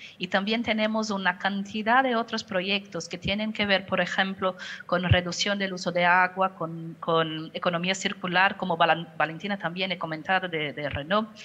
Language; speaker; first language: Spanish; non-native, fluent; Portuguese